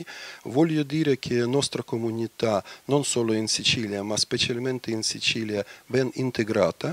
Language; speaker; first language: Italian; non-native, fluent; Ukrainian